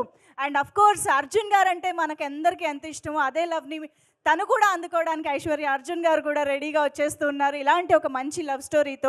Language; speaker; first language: Telugu; native; Telugu